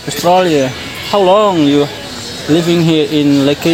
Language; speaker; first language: English; non-native, learner; Indonesian